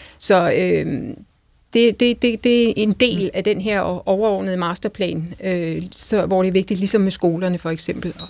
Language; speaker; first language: Danish; native; Danish